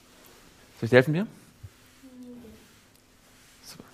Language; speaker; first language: German; native; German